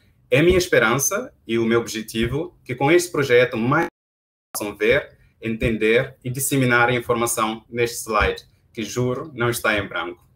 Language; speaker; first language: Portuguese; non-native, local second language; Kabuverdianu